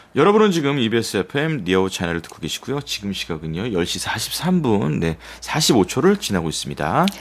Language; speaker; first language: Korean; native; Korean